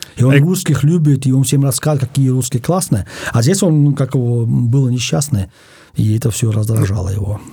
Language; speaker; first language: Russian; non-native, fluent; German